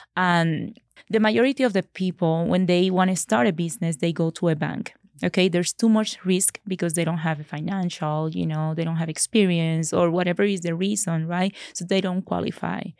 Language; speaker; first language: English; non-native, fluent; Spanish